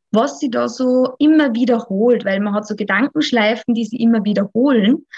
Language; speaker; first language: German; native; German